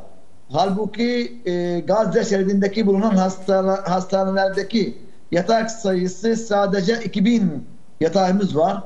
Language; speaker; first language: Turkish; non-native, fluent; Arabic